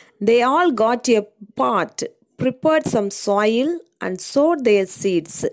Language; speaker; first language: English; non-native, local second language; Tamil